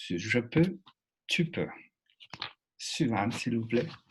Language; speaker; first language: French; non-native, fluent; Spanish